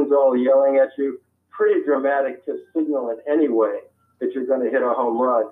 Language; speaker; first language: English; native; English